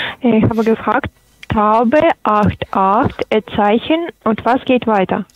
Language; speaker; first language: German; non-native, learner; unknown